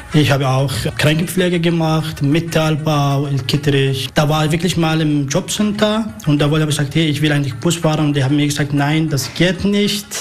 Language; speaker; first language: German; non-native, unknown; Arabic